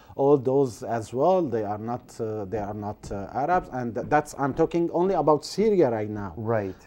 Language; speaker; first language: English; non-native, fluent; Arabic